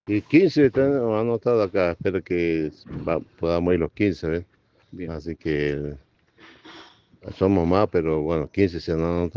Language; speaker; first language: Spanish; native; Spanish